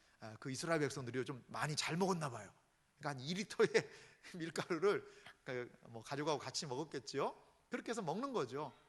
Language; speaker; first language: Korean; native; Korean